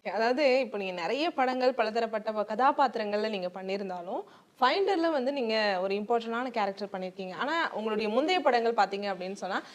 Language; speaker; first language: Tamil; native; Tamil